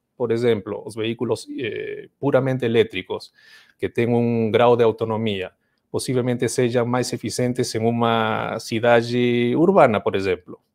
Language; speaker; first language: Spanish; native; Spanish